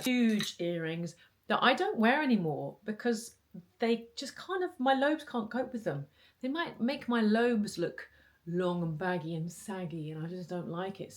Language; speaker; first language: English; native; English